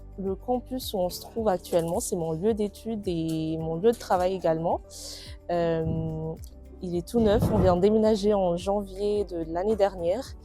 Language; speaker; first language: French; non-native, local second language; Malagasy